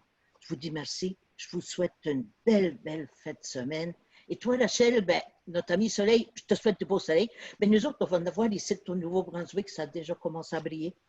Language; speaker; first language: French; native; French